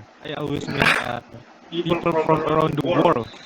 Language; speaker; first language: English; non-native, learner; Indonesian